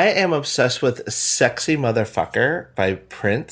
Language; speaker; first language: English; native; English